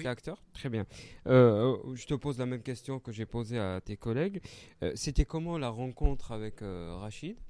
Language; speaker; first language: French; native; French